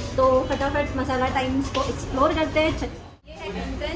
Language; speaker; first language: Hindi; native; Hindi